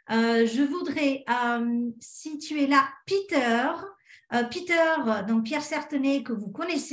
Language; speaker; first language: French; native; French